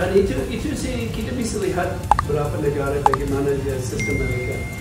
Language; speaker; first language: Indonesian; non-native, fluent; English